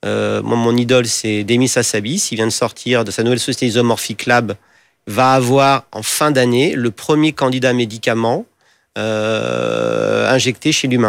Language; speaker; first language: French; native; French